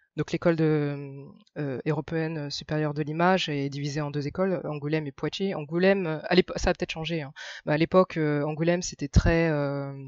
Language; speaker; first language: French; native; French